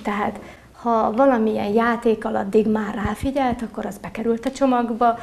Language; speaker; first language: Hungarian; native; Hungarian